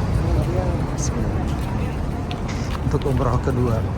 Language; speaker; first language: Indonesian; native; Indonesian